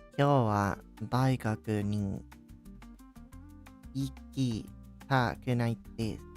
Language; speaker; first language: Japanese; non-native, learner; English